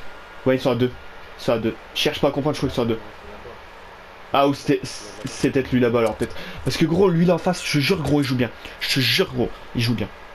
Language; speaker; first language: French; native; French